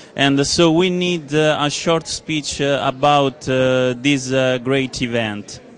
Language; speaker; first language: English; non-native, fluent; Italian